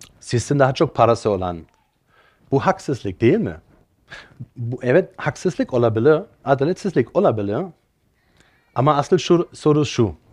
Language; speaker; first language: Turkish; non-native, fluent; German